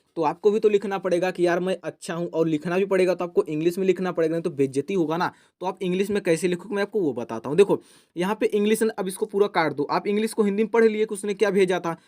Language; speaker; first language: Hindi; native; Hindi